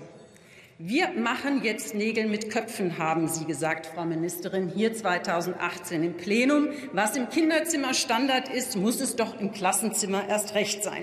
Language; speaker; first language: German; native; German